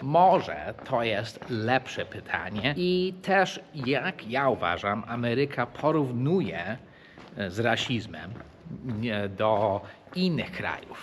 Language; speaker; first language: Polish; early bilingual, heritage; English